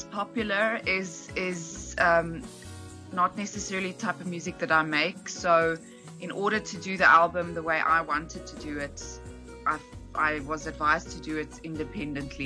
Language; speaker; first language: English; native; English